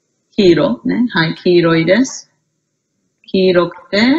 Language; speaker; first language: Japanese; non-native, fluent; English